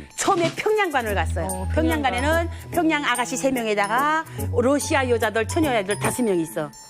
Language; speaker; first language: Korean; native; Korean